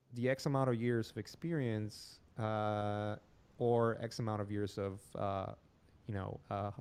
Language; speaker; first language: English; non-native, fluent; Polish